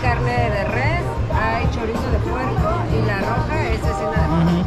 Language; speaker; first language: Spanish; native; Spanish